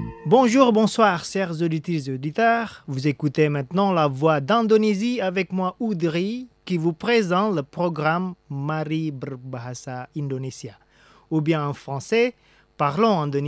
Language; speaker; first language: French; non-native, fluent; Indonesian